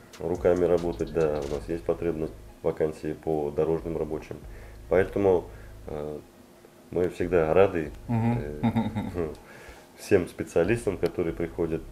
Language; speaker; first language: Russian; native; Russian